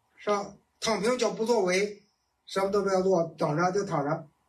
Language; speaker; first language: Chinese; native; Chinese